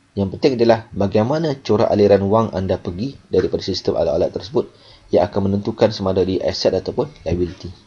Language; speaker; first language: Malay; native; Malay